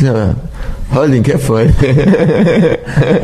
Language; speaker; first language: Danish; non-native, learner; Arabic